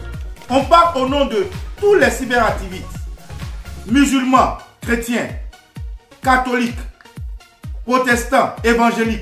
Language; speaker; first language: French; native; French